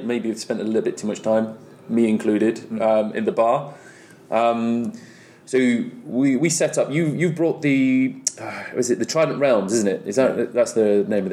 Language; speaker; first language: English; native; English